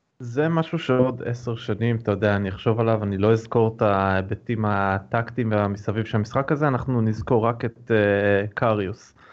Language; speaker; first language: Hebrew; native; Hebrew